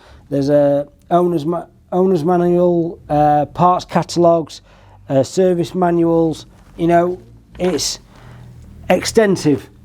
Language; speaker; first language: English; native; English